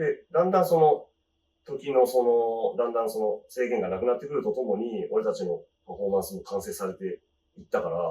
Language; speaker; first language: Japanese; native; Japanese